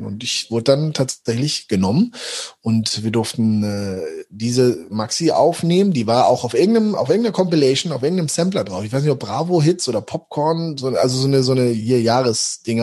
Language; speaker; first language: German; native; German